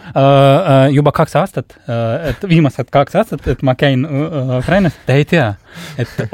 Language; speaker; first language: Estonian; non-native, local second language; Russian